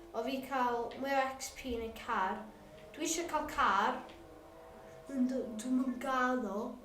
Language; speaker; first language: Welsh; native; Welsh